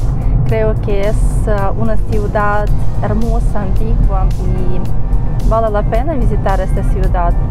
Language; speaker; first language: Spanish; non-native, fluent; Russian